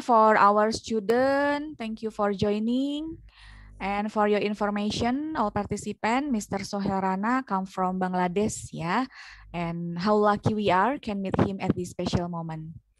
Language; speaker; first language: English; non-native, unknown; Indonesian